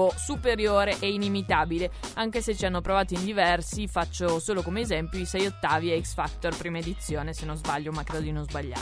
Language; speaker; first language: Italian; native; Italian